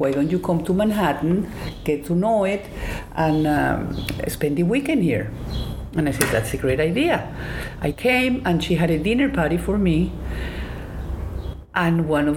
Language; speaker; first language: English; non-native, fluent; Spanish